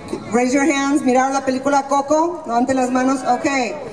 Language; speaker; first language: Spanish; early bilingual, heritage; Spanish